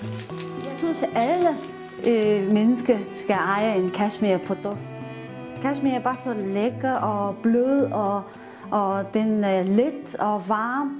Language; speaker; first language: Danish; non-native, fluent; Mongolian